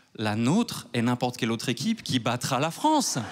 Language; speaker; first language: French; native; French